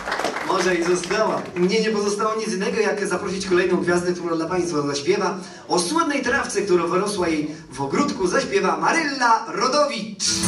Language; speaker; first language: Polish; native; Polish